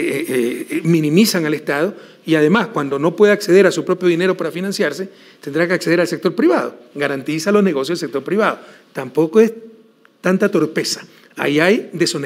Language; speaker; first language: Spanish; native; Spanish